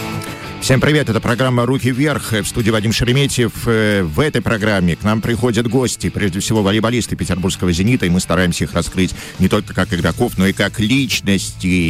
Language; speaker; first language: Russian; native; Russian